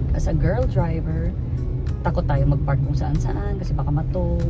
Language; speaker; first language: Filipino; native; Filipino